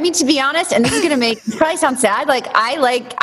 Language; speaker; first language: English; native; English